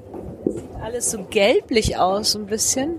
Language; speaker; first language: German; native; German